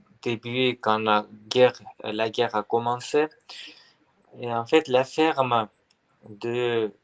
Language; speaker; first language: French; non-native, learner; Armenian